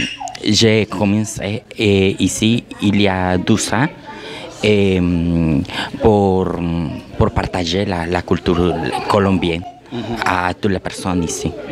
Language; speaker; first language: French; non-native, learner; Spanish